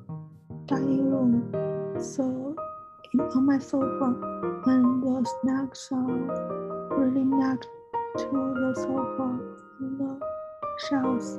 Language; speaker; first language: English; non-native, learner; Chinese